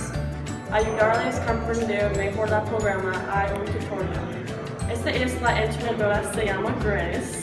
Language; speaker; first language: Spanish; non-native, learner; English